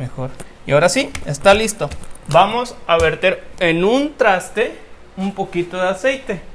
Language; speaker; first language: Spanish; native; Spanish